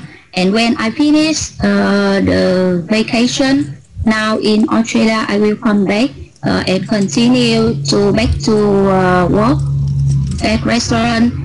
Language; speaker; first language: English; non-native, learner; Vietnamese